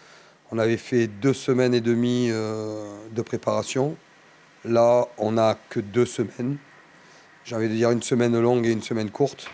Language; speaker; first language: French; native; French